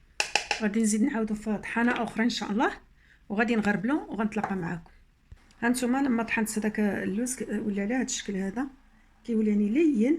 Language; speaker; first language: Arabic; native; Arabic